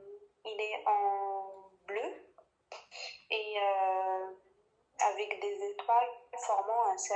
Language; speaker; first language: French; non-native, fluent; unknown